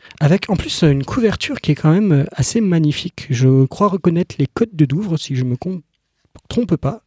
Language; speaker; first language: French; native; French